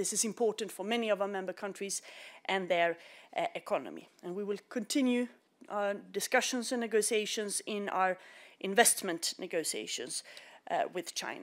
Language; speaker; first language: English; non-native, fluent; Swedish